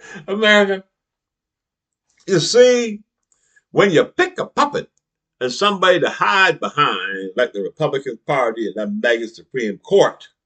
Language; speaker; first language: English; native; English